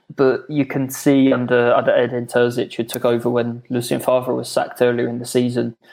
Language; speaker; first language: English; native; English